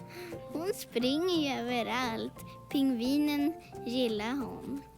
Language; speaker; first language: Swedish; early bilingual, other home language; Urdu